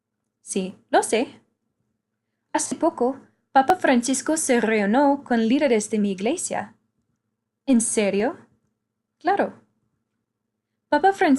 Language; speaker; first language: Spanish; non-native, fluent; English